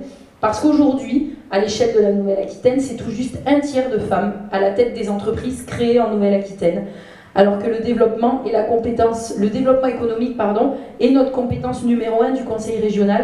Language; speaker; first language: French; native; French